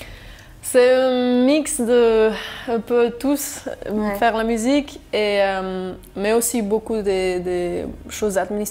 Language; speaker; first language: French; non-native, local second language; German